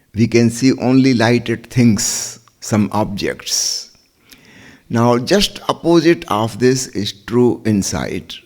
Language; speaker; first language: English; non-native, local second language; Hindi